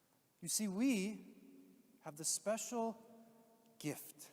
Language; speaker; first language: English; native; English